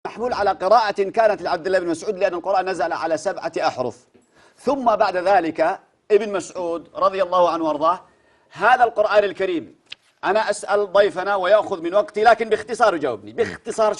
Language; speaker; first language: Arabic; native; Arabic